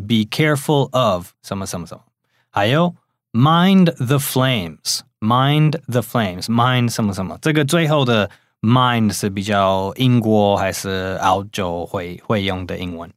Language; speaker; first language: Chinese; non-native, fluent; English